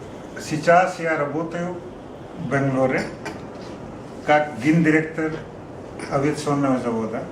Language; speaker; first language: Russian; non-native, learner; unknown